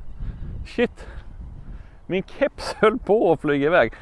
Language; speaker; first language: Swedish; native; Swedish